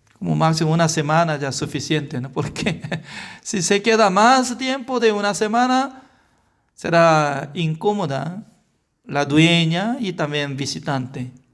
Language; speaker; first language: Spanish; non-native, fluent; Korean